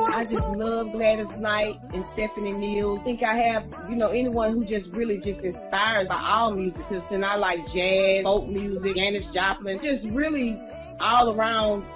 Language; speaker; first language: English; native; English